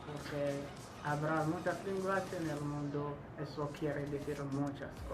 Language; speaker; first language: Spanish; non-native, learner; Haitian Creole